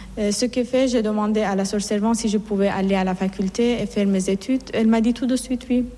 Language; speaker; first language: French; non-native, fluent; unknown